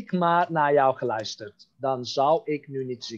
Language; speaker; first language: Dutch; non-native, fluent; Turkish